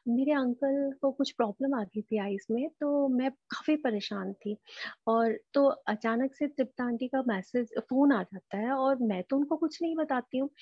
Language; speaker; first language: Hindi; native; Hindi